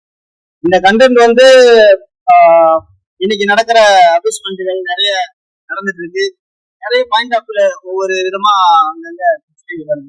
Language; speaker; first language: Tamil; native; Tamil